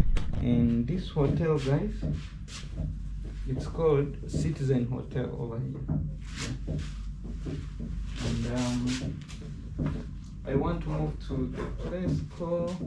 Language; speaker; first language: English; non-native, fluent; Rundi